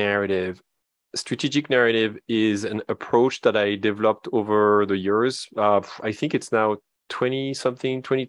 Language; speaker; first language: English; non-native, fluent; French